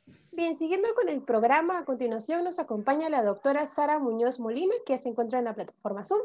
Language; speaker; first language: Spanish; native; Spanish